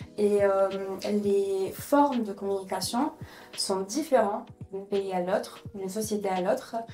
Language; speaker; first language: French; non-native, fluent; Ukrainian